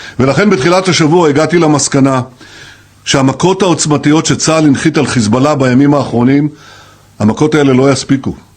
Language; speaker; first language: Hebrew; native; Hebrew